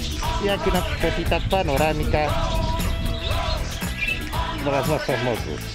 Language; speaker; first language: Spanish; non-native, local second language; Catalan